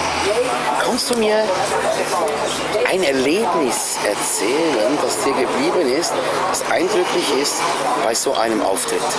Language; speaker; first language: German; native; German